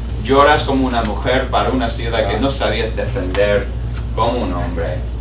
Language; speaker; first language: Spanish; non-native, fluent; English